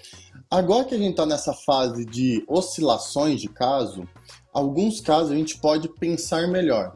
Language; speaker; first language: Portuguese; native; Portuguese